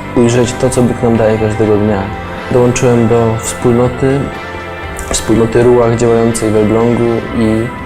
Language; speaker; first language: Polish; native; Polish